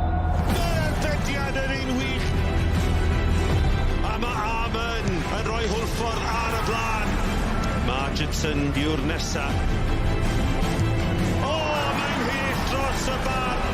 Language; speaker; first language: Welsh; native; Welsh